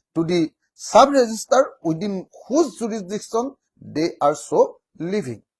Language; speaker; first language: English; non-native, local second language; Assamese